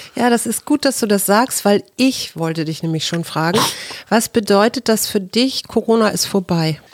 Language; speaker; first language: German; native; German